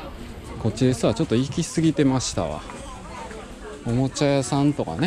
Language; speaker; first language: Japanese; native; Japanese